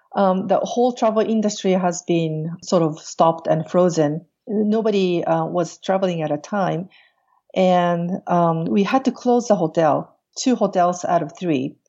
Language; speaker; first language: English; non-native, fluent; Portuguese